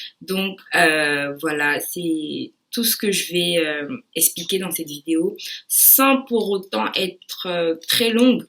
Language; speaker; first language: French; early bilingual, other home language; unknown